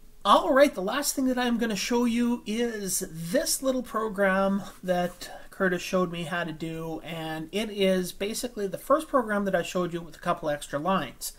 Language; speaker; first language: English; native; English